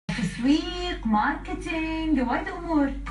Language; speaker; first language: Arabic; native; Arabic